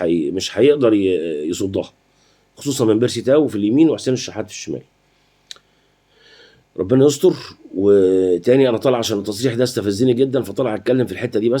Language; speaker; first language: Arabic; native; Arabic